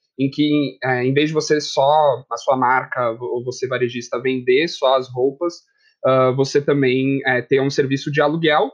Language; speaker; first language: Portuguese; native; Portuguese